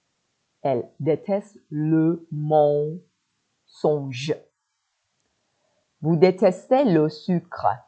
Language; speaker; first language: French; non-native, fluent; Persian